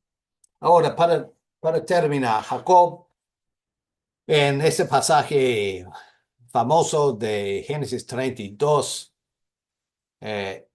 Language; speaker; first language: Spanish; non-native, fluent; English